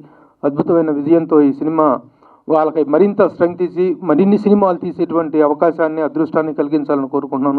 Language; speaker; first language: Telugu; native; Telugu